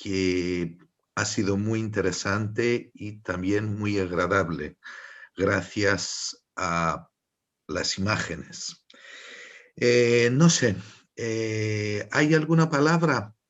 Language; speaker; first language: Spanish; non-native, fluent; Greek